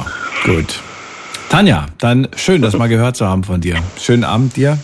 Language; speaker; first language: German; native; German